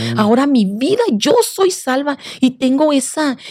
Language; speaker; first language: Spanish; native; Spanish